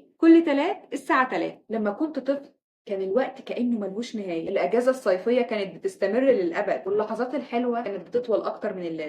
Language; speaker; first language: Arabic; native; Arabic